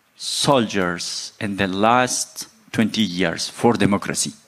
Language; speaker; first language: English; non-native, learner; Persian